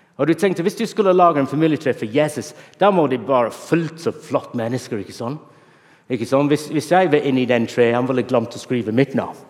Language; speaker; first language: Norwegian; non-native, fluent; English